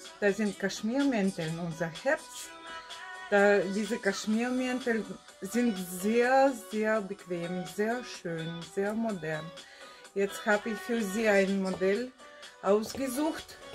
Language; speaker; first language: German; non-native, fluent; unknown